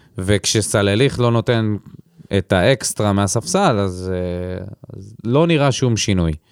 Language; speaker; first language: Hebrew; native; Hebrew